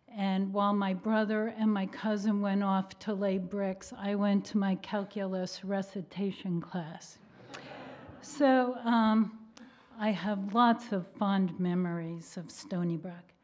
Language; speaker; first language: English; native; English